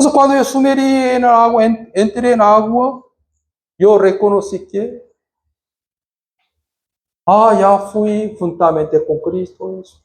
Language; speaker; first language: Spanish; non-native, fluent; Korean